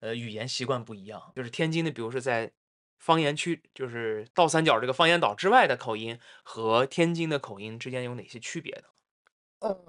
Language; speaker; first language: Chinese; native; Chinese